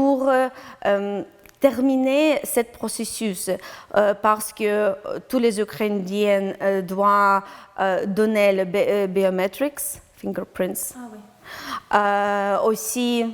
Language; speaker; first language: French; non-native, learner; Ukrainian